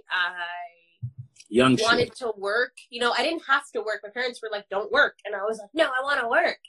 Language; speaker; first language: English; native; English